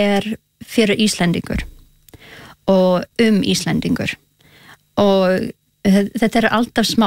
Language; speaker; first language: Icelandic; non-native, learner; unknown